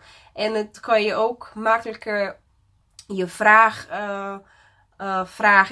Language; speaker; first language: Dutch; non-native, fluent; Portuguese